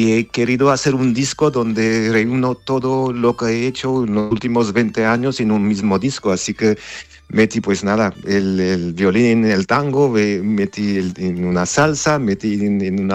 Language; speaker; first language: Spanish; non-native, fluent; Armenian